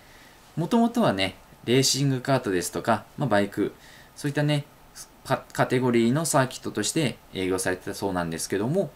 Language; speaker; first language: Japanese; native; Japanese